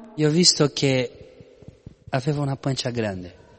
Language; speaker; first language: Italian; non-native, fluent; Portuguese